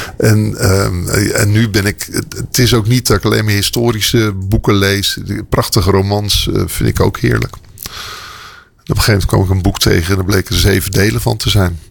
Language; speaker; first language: Dutch; native; Dutch